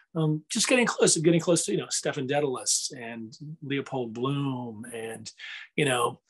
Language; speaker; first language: English; native; English